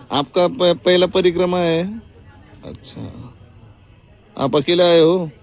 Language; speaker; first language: Hindi; non-native, local second language; Marathi